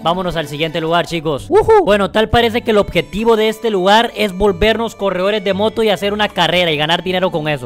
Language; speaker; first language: Spanish; native; Spanish